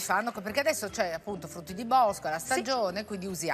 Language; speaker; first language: Italian; native; Italian